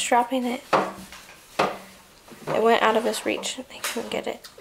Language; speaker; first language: English; native; English